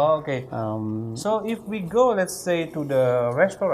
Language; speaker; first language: English; non-native, fluent; Indonesian